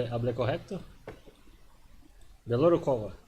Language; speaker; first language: Spanish; non-native, learner; Portuguese